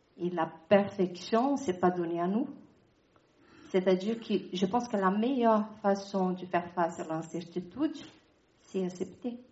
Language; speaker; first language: French; non-native, fluent; Portuguese